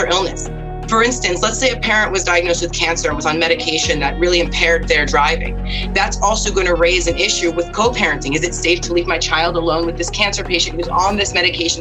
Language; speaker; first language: English; native; English